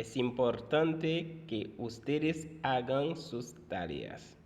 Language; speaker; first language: Spanish; non-native, fluent; Haitian Creole